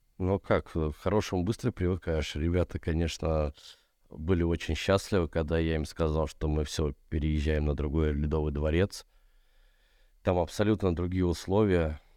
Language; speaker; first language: Russian; native; Russian